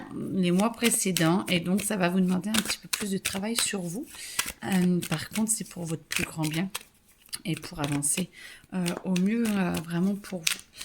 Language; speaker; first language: French; native; French